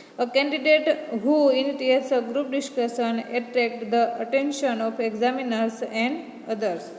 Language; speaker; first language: English; non-native, local second language; Gujarati